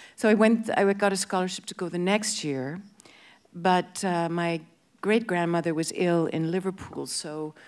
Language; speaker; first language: English; native; English